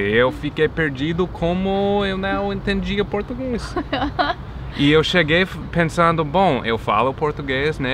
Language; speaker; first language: Portuguese; non-native, fluent; English